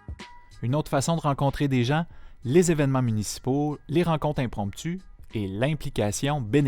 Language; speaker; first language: French; native; French